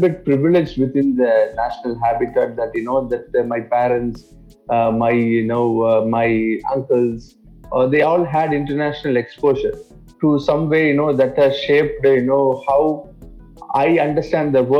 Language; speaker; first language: English; non-native, local second language; Tamil